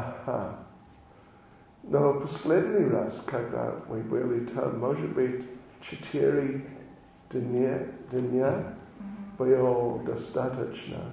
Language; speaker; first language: Russian; non-native, learner; English